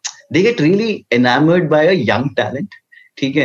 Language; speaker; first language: English; non-native, local second language; Hindi